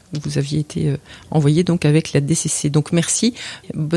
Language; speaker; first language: French; native; French